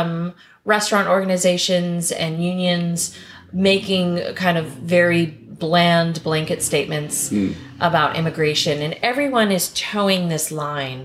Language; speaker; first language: English; native; English